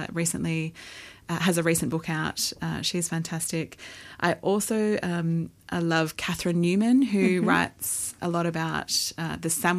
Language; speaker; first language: English; native; English